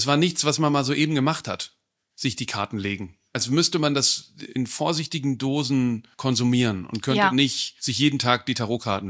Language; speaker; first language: German; native; German